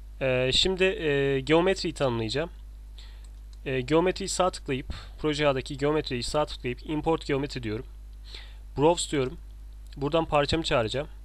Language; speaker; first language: Turkish; native; Turkish